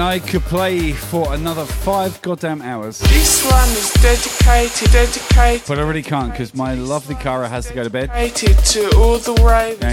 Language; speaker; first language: English; native; English